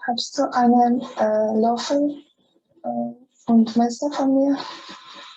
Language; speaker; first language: German; non-native, learner; Spanish